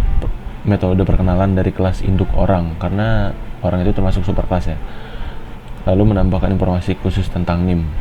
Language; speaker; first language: Indonesian; native; Indonesian